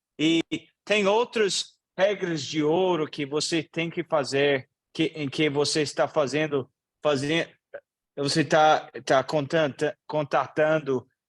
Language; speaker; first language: Portuguese; non-native, learner; English